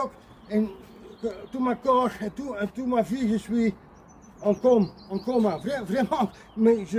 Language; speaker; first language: French; non-native, learner; Dutch